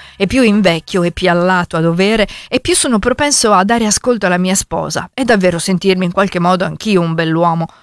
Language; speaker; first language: Italian; native; Italian